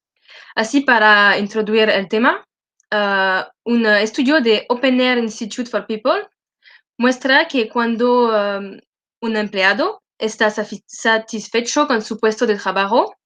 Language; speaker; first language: Spanish; non-native, learner; French